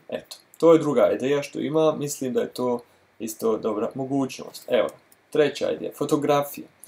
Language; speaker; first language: Croatian; early bilingual, heritage; Croatian